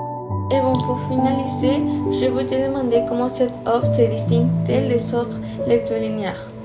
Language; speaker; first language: French; non-native, fluent; Spanish